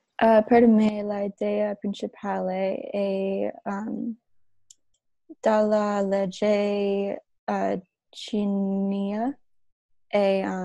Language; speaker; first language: Italian; non-native, learner; English